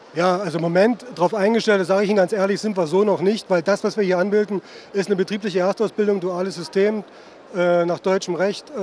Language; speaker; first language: German; native; German